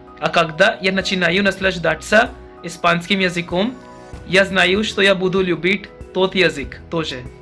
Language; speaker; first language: Russian; non-native, fluent; Hindi